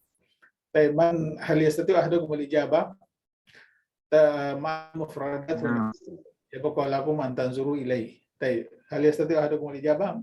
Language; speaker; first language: Arabic; non-native, fluent; Indonesian